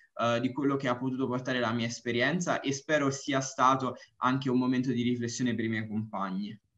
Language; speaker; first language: Italian; native; Italian